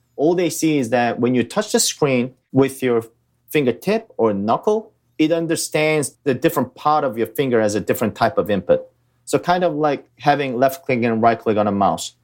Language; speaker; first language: English; early bilingual, other home language; Korean